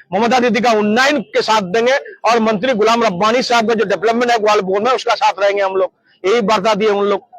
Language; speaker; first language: Hindi; non-native, local second language; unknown